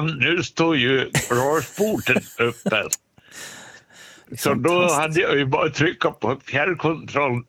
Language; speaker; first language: Swedish; native; Swedish